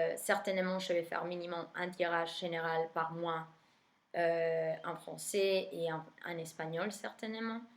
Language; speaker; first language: French; non-native, fluent; Spanish